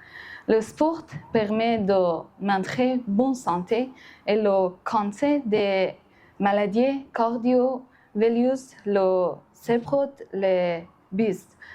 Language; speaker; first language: French; non-native, learner; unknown